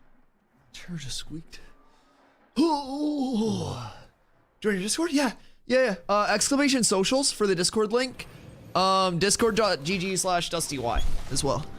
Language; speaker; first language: English; native; English